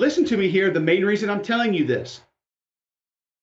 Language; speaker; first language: English; native; English